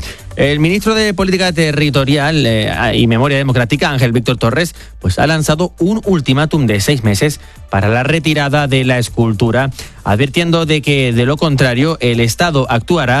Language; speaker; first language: Spanish; native; Spanish